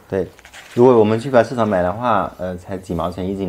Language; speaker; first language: Chinese; native; Chinese